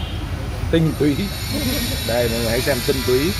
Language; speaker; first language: Vietnamese; native; Vietnamese